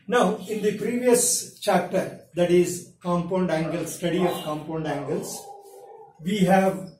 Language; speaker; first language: English; non-native, local second language; Kannada